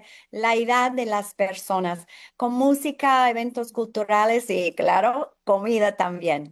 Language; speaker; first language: Spanish; non-native, fluent; English